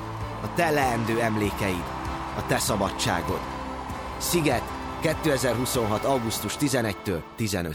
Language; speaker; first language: Hungarian; native; Hungarian